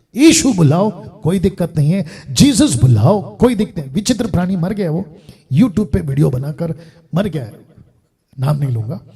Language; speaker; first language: Hindi; non-native, local second language; Telugu